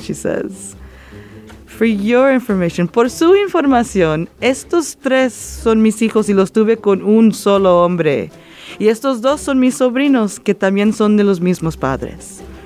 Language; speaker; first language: Spanish; early bilingual, other home language; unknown